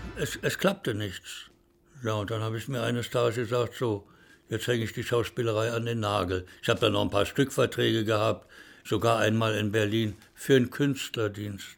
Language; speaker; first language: German; native; German